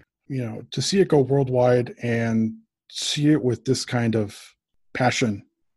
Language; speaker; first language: English; native; English